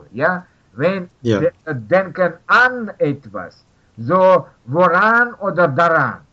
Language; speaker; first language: German; non-native, learner; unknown